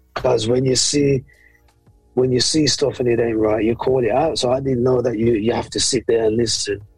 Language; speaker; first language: English; native; English